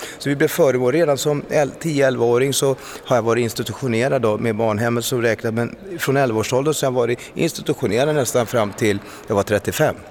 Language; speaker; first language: Swedish; early bilingual, other home language; Spanish